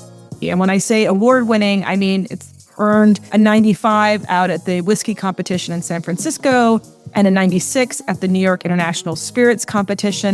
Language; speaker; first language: English; native; English